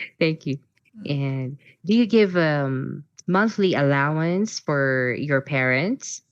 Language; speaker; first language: English; non-native, fluent; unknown